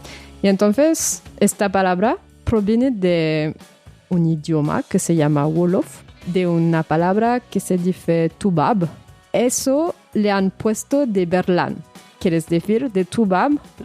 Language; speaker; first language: Spanish; non-native, fluent; French